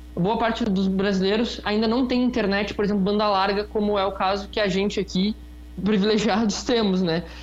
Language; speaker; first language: Portuguese; native; Portuguese